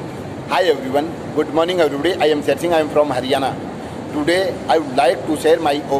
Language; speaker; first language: English; non-native, learner; Hindi